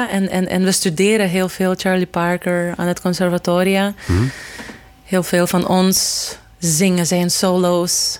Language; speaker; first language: Dutch; non-native, fluent; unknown